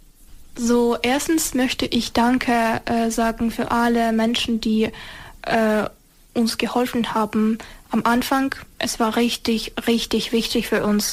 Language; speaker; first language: German; non-native, learner; Ukrainian